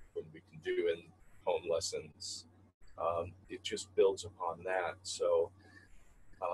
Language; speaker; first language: English; native; English